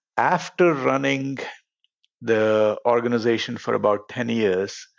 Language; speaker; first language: English; non-native, local second language; Telugu